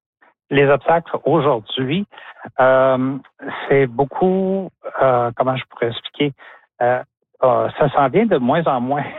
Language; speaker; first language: French; native; French